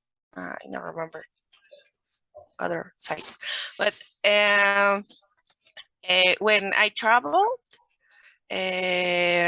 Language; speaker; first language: English; non-native, learner; Spanish